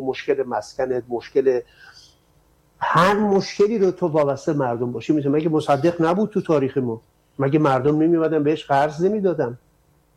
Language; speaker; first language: Persian; native; Persian